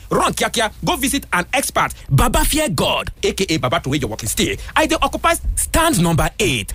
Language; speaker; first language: Nigerian Pidgin; native; Nigerian Pidgin